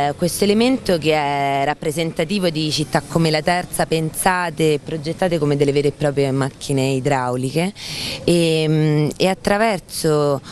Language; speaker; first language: Italian; native; Italian